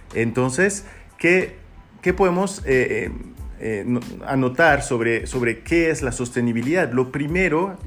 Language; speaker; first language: Spanish; non-native, fluent; French